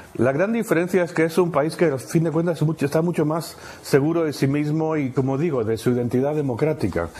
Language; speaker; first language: Spanish; native; Spanish